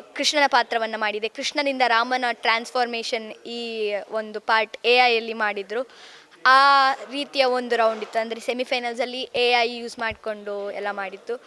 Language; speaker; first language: Kannada; native; Kannada